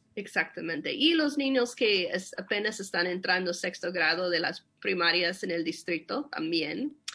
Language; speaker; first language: Spanish; non-native, fluent; English